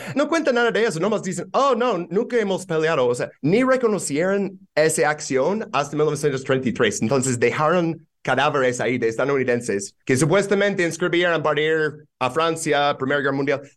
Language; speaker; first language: Spanish; non-native, fluent; English